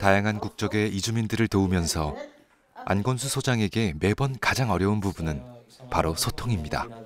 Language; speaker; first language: Korean; native; Korean